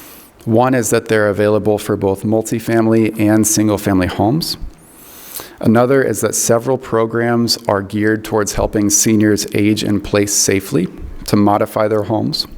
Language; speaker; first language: English; native; English